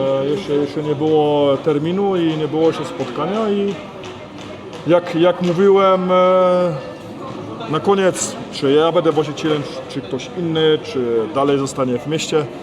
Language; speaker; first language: Polish; early bilingual, heritage; Polish